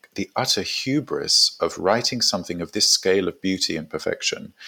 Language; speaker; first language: English; native; English